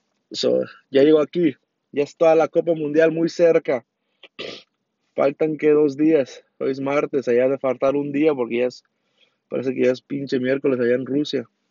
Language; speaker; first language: Spanish; early bilingual, heritage; Spanish